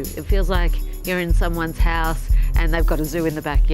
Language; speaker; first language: English; native; English